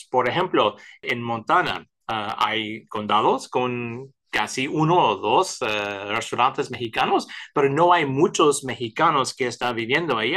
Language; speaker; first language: Spanish; early bilingual, heritage; Spanish